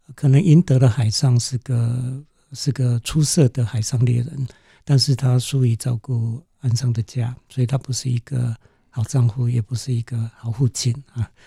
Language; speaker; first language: Chinese; native; Chinese